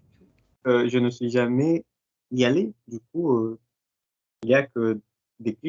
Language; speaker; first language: French; non-native, fluent; Portuguese